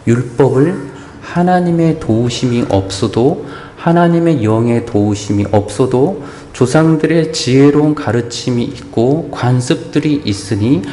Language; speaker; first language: Korean; native; Korean